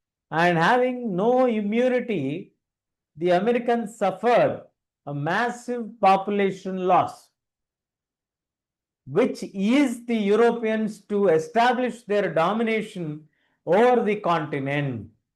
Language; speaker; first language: English; non-native, local second language; Telugu